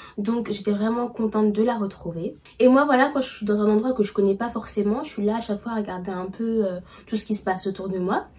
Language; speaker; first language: French; early bilingual, other home language; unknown